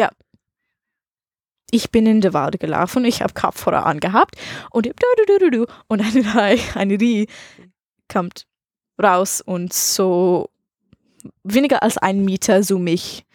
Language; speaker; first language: German; non-native, learner; English